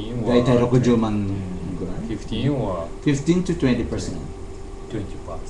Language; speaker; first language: English; non-native, learner; Japanese